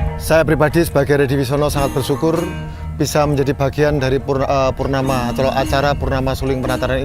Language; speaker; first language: Indonesian; native; Indonesian